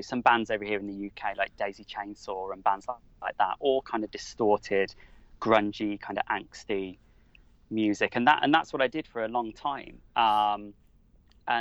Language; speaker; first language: English; native; English